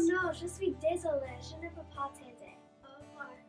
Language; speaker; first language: French; non-native, learner; English